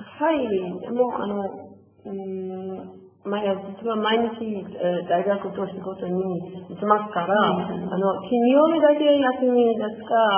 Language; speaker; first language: Japanese; non-native, learner; Persian